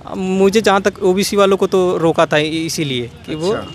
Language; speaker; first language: Hindi; native; Hindi